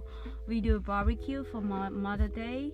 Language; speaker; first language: English; non-native, learner; Thai